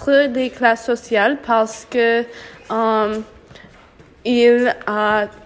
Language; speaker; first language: French; non-native, learner; English